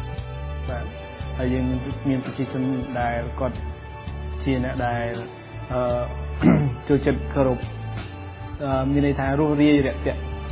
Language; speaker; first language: Khmer; native; Khmer